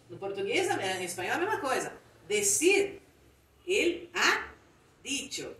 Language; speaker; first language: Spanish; non-native, fluent; Portuguese